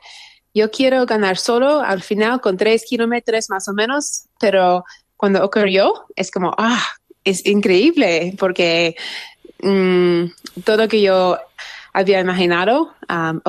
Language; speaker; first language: Spanish; non-native, learner; English